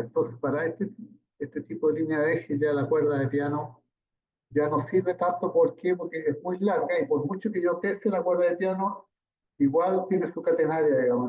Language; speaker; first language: Spanish; native; Spanish